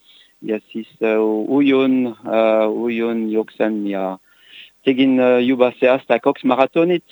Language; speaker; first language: Estonian; non-native, learner; French